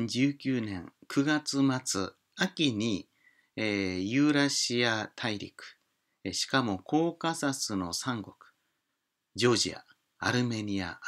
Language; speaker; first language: Japanese; native; Japanese